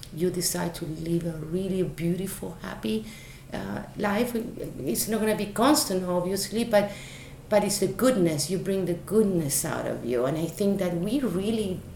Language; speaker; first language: English; non-native, fluent; Spanish